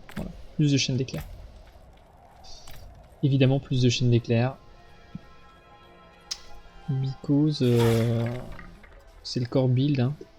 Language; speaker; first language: French; native; French